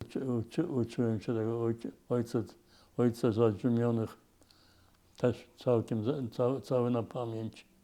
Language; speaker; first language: Polish; non-native, local second language; Yiddish